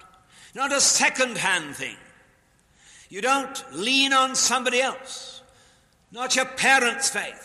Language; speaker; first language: English; native; English